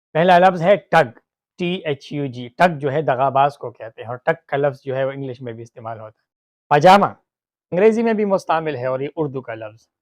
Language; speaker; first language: Urdu; non-native, local second language; Pashto